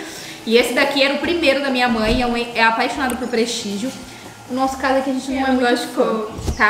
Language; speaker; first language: Portuguese; native; Portuguese